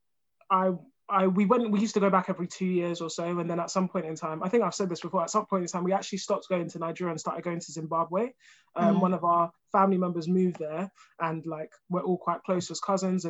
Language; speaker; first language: English; early bilingual, other home language; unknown